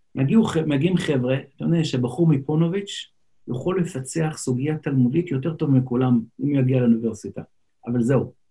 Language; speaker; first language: Hebrew; non-native, local second language; Yiddish